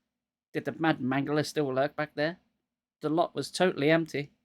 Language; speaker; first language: English; native; English